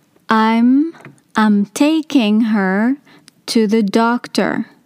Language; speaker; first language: English; non-native, fluent; Arabic